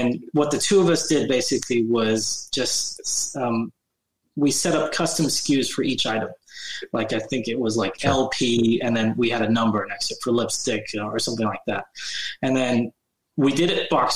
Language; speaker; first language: English; native; English